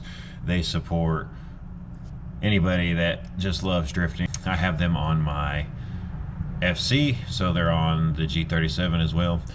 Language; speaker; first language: English; native; English